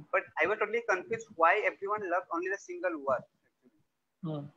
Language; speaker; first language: English; non-native, local second language; Odia